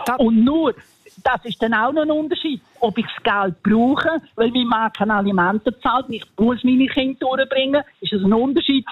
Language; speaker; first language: German; native; German